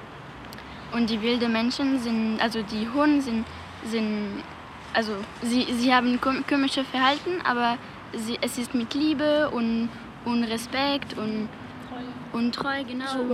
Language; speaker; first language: German; non-native, learner; French